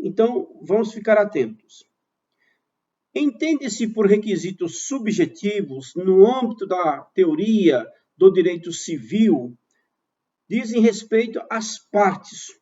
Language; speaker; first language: Portuguese; native; Portuguese